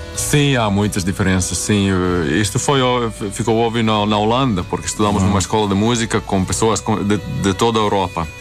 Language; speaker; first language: Portuguese; non-native, fluent; Swedish